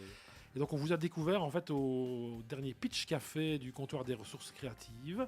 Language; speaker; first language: French; native; French